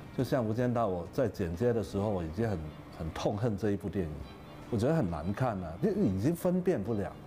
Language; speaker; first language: Chinese; non-native, local second language; Cantonese